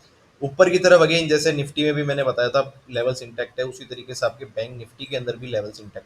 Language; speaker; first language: Hindi; native; Hindi